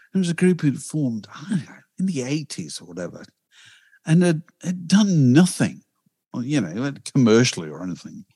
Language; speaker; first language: English; native; English